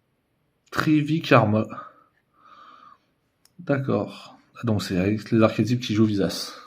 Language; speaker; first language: French; native; French